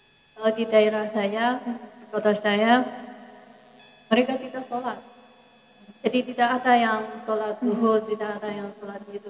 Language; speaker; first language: Indonesian; non-native, fluent; Chinese